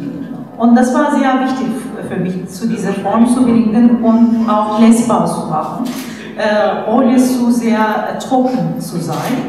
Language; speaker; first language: German; non-native, fluent; Turkish